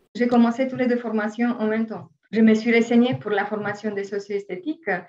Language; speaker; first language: French; non-native, fluent; Romanian